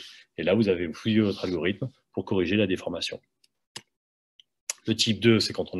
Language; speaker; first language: French; native; French